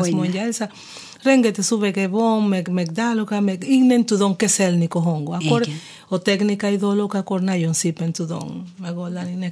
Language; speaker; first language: Hungarian; non-native, fluent; Spanish